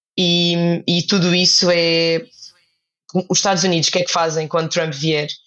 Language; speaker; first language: Portuguese; native; Portuguese